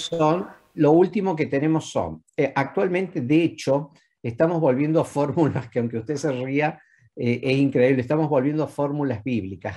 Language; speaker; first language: Spanish; native; Spanish